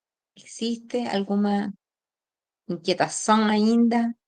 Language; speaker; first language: Portuguese; non-native, fluent; Spanish